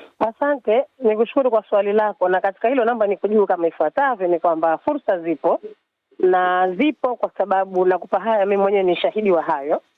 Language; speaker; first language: Swahili; native; Swahili